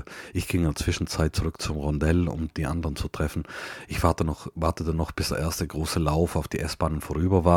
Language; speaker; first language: German; native; German